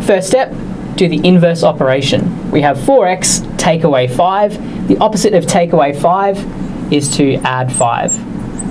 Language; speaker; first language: English; native; English